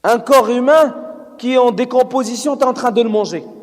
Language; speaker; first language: French; non-native, local second language; Arabic